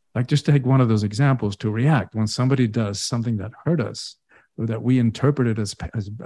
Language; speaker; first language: English; early bilingual, other home language; Spanish